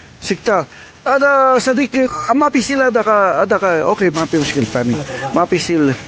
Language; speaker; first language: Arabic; non-native, learner; Filipino